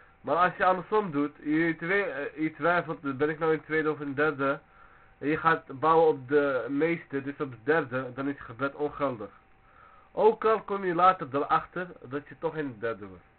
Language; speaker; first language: Dutch; early bilingual, other home language; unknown